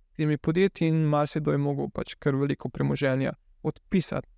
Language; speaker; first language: Slovenian; native; Slovenian